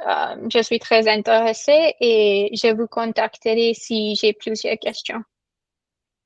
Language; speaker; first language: French; non-native, learner; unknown